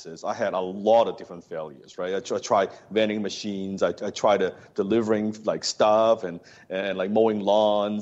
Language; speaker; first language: English; non-native, local second language; Cantonese